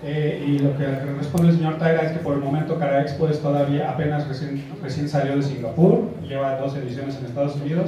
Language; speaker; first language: Spanish; native; Spanish